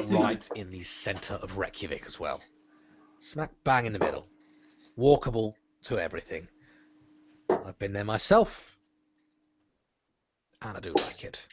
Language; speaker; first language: English; native; English